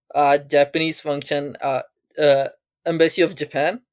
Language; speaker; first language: English; non-native, local second language; Urdu